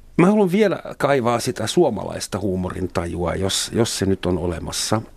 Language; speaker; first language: Finnish; non-native, fluent; German